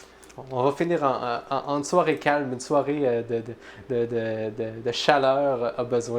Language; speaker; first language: French; native; French